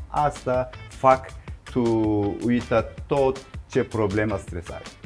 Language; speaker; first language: Romanian; non-native, learner; Turkish